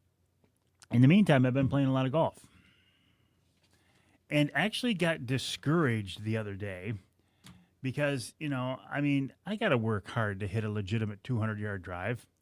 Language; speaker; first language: English; native; English